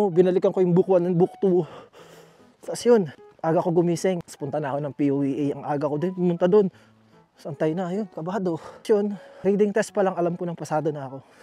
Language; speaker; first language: Filipino; native; Filipino